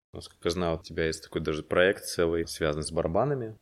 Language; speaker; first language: Russian; non-native, fluent; Spanish